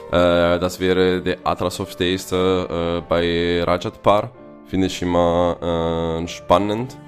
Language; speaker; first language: German; non-native, fluent; Italian